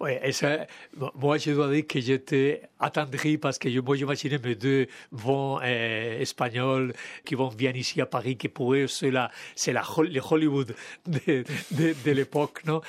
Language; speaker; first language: French; non-native, fluent; Spanish